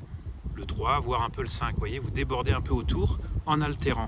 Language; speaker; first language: French; native; French